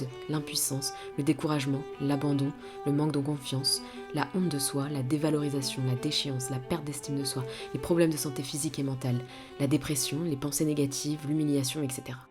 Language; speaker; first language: French; native; French